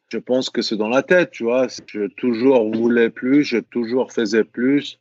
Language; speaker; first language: French; non-native, fluent; Greek